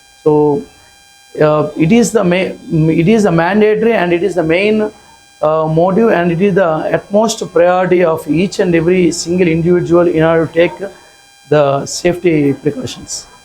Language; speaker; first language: English; non-native, local second language; Telugu